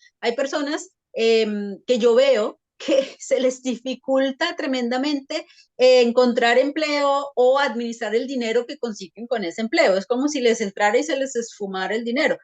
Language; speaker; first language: Spanish; native; Spanish